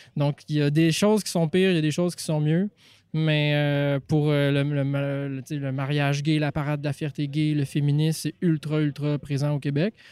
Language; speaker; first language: French; native; French